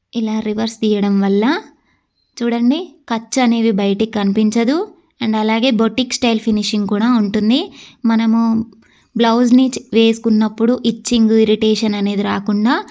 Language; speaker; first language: Telugu; native; Telugu